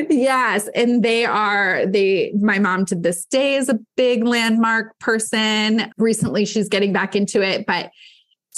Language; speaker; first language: English; native; English